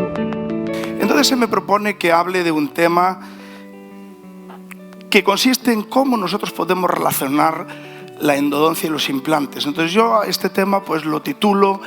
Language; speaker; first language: Spanish; native; Spanish